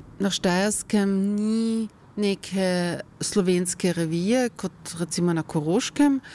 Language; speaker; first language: Slovenian; non-native, local second language; German